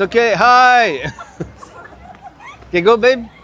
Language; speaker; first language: English; non-native, learner; French